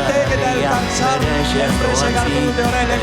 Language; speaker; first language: Basque; native; Basque